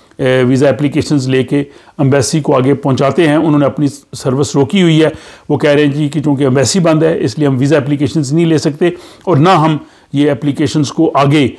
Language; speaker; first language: Urdu; native; Urdu